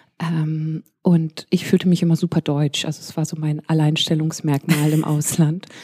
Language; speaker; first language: German; early bilingual, heritage; German